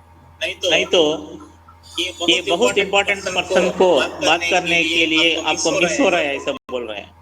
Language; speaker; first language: Hindi; non-native, local second language; Telugu